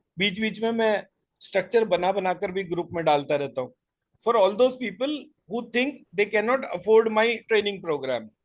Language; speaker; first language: Hindi; native; Hindi